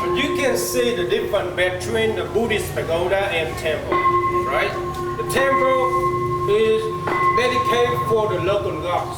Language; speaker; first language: English; non-native, fluent; Vietnamese